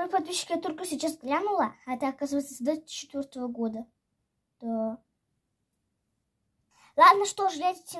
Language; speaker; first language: Russian; native; Russian